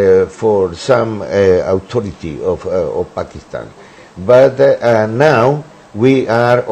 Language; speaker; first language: English; non-native, learner; Spanish